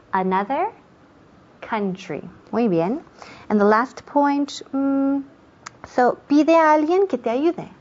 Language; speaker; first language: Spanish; non-native, fluent; English